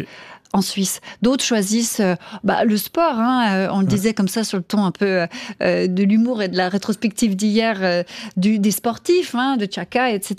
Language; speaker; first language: French; native; French